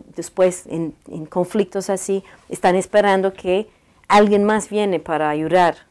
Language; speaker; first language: Spanish; non-native, learner; English